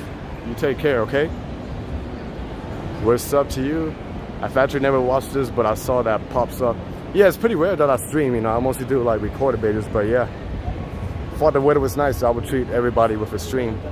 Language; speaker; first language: English; non-native, local second language; Spanish